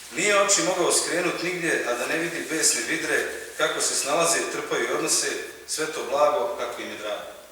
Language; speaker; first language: Bosnian; native; Bosnian